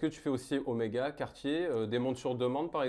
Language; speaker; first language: French; native; French